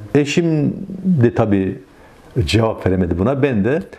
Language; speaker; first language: Turkish; native; Turkish